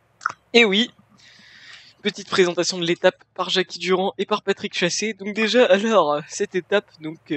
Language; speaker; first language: French; native; French